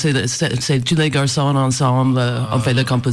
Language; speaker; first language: French; non-native, fluent; English